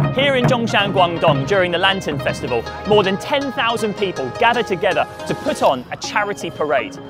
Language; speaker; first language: English; native; English